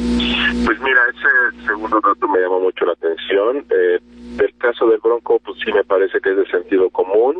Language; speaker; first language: Spanish; native; Spanish